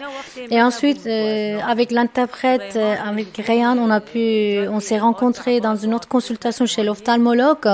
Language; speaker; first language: French; non-native, fluent; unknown